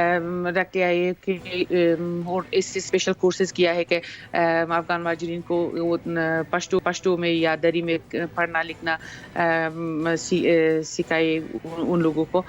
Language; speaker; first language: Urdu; non-native, fluent; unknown